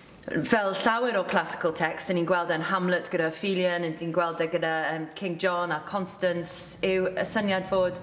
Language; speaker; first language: Welsh; native; Welsh